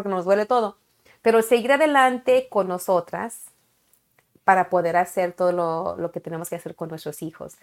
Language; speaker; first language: Spanish; early bilingual, heritage; Spanish